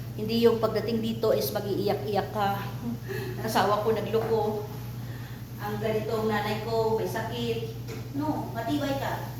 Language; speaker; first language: Filipino; non-native, local second language; Cebuano